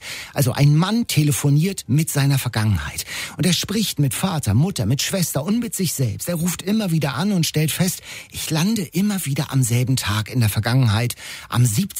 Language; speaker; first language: German; native; German